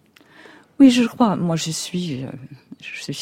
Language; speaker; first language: French; non-native, fluent; English